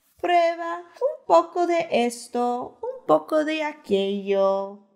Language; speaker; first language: Spanish; early bilingual, heritage; Spanish